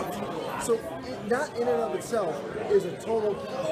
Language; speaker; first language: English; native; English